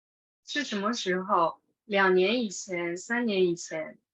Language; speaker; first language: Chinese; non-native, fluent; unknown